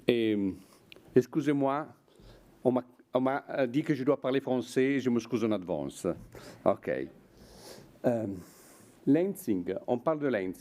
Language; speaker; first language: French; non-native, fluent; Italian